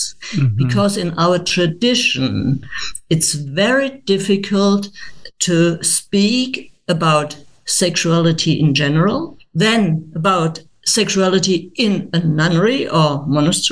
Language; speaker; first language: English; non-native, fluent; German